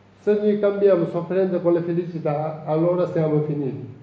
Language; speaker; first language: Italian; non-native, learner; Tibetan